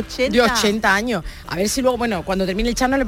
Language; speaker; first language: Spanish; native; Spanish